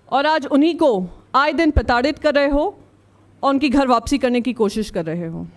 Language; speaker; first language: Hindi; native; Hindi